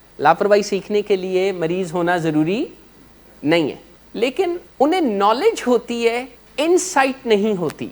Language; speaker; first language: Urdu; non-native, local second language; Punjabi